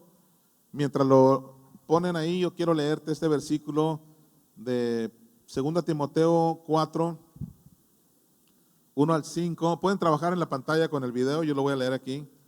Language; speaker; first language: Spanish; native; Spanish